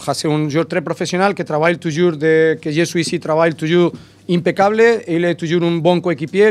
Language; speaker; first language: French; non-native, learner; Spanish